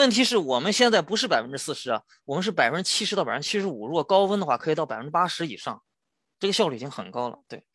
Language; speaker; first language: Chinese; native; Chinese